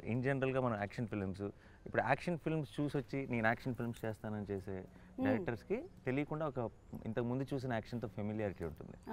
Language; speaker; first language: Telugu; native; Telugu